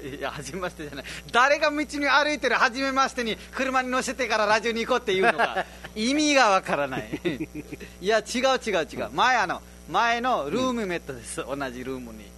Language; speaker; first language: Japanese; non-native, fluent; Nepali